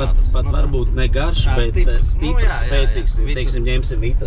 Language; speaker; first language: Latvian; non-native, local second language; Russian